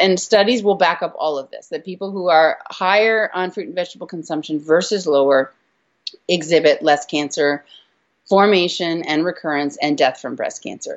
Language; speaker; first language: English; native; English